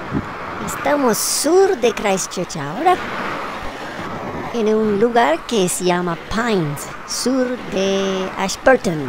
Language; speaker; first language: Spanish; non-native, learner; English